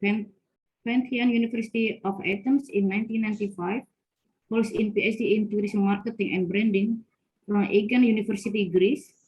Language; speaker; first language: English; non-native, fluent; Indonesian